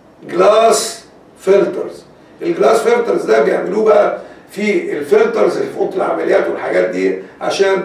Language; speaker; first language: Arabic; native; Arabic